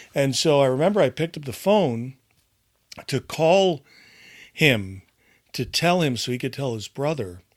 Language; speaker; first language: English; native; English